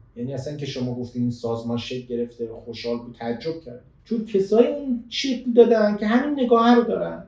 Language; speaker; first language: Persian; native; Persian